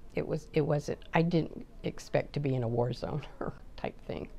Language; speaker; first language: English; native; English